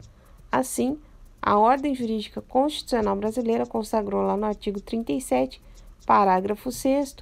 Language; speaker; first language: Portuguese; native; Portuguese